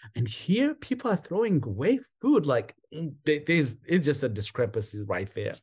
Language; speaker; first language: English; non-native, local second language; Kinyarwanda